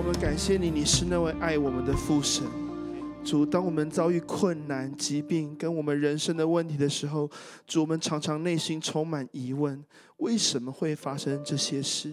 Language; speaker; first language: Chinese; native; Chinese